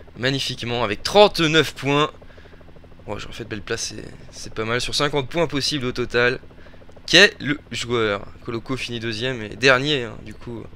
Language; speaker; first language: French; native; French